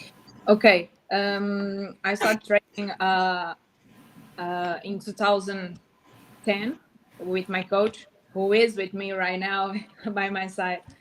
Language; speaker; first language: English; non-native, learner; Portuguese